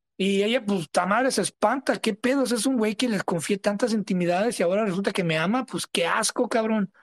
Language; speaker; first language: Spanish; early bilingual, heritage; Spanish